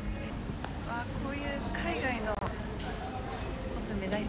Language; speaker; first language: Japanese; native; Japanese